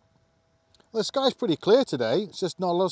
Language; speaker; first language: English; native; English